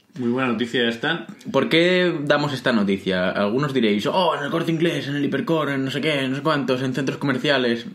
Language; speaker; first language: Spanish; native; Spanish